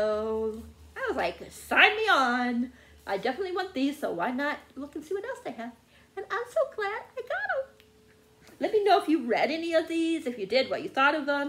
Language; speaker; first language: English; native; English